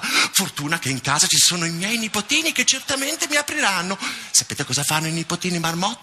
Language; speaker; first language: Italian; native; Italian